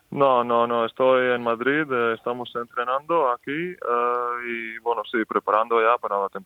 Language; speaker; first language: Spanish; non-native, fluent; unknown